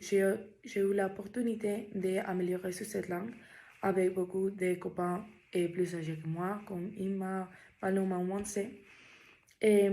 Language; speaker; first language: French; non-native, learner; Spanish